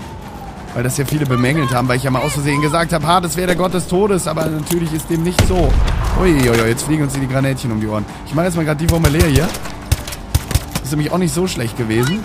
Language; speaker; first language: German; native; German